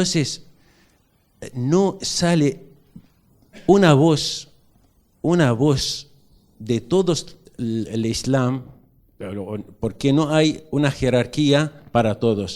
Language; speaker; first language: Spanish; non-native, learner; Arabic